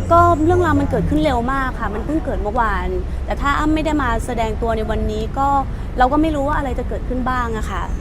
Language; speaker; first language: Thai; native; Thai